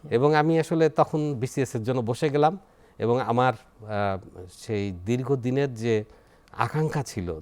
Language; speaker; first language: Bangla; native; Bangla